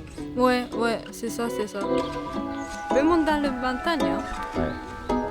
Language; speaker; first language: French; non-native, learner; Japanese